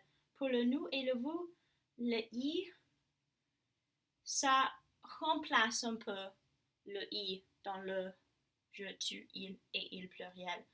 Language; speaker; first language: French; non-native, learner; English